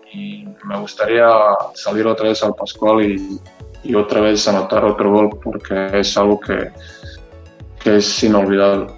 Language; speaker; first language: Spanish; early bilingual, other home language; Croatian